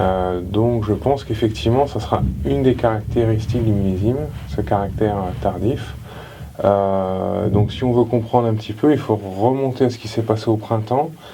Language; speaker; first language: French; native; French